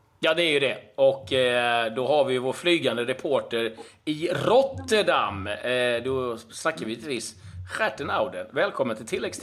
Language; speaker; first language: Swedish; native; Swedish